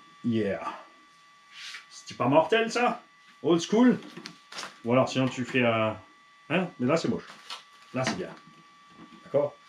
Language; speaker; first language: French; native; French